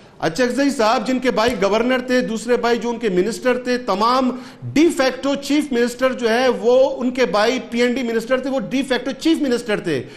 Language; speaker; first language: Urdu; non-native, local second language; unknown